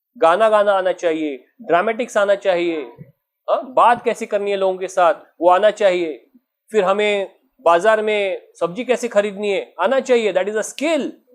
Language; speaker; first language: Hindi; non-native, local second language; Marathi